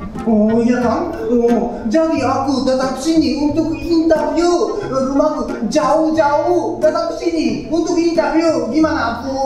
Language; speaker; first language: Indonesian; non-native, learner; Japanese